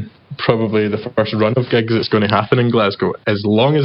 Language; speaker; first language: English; native; English